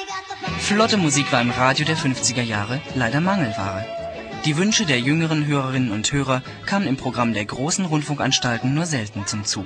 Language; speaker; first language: German; native; German